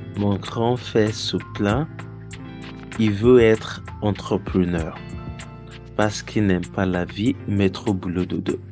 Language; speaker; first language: French; non-native, learner; Yoruba